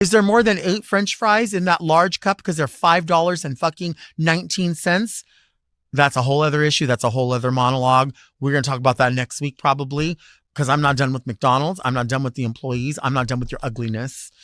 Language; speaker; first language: English; native; English